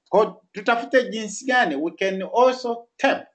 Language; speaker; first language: English; non-native, local second language; Swahili